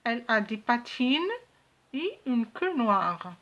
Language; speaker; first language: French; non-native, local second language; Arabic